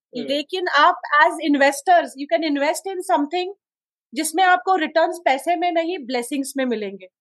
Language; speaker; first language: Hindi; non-native, local second language; Konkani